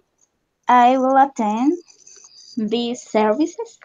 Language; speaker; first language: English; non-native, learner; Spanish